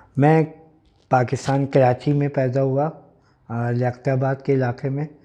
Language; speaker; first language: Urdu; native; Urdu